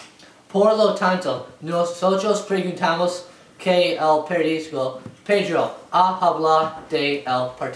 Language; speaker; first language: Spanish; non-native, learner; English